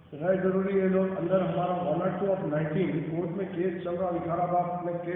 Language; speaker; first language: Urdu; native; Urdu